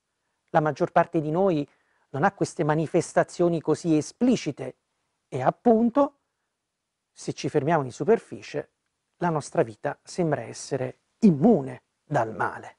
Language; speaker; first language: Italian; native; Italian